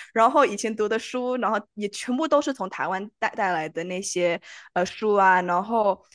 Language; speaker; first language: Chinese; early bilingual, heritage; Chinese